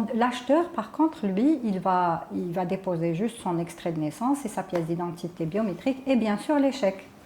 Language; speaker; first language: French; non-native, local second language; Arabic